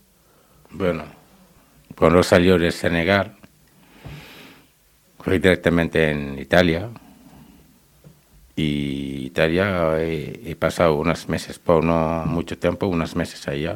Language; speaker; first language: Spanish; non-native, learner; Wolof